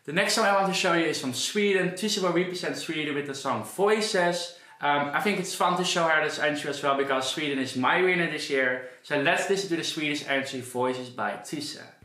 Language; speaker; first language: English; non-native, fluent; Dutch